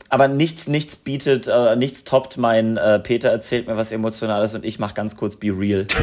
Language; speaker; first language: German; native; German